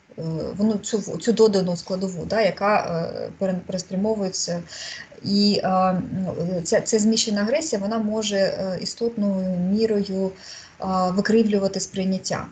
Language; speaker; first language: Ukrainian; non-native, local second language; Russian